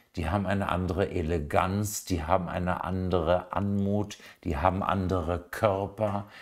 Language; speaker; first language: German; native; German